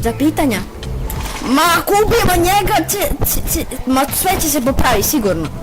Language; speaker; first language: Bosnian; native; Bosnian